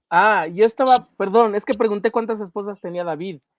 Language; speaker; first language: Spanish; native; Spanish